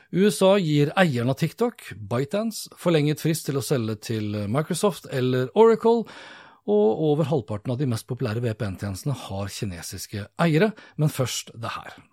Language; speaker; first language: Norwegian; native; Norwegian